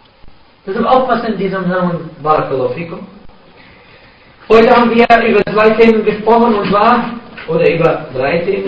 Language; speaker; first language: German; non-native, fluent; Arabic